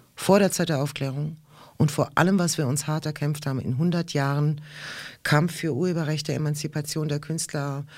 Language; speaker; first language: German; early bilingual, other home language; Russian